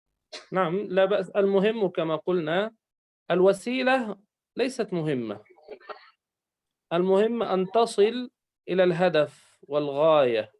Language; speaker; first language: Arabic; native; Arabic